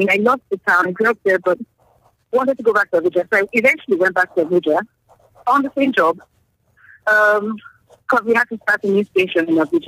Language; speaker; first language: English; non-native, local second language; Yoruba